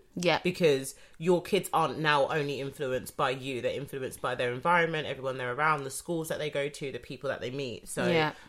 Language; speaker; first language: English; native; English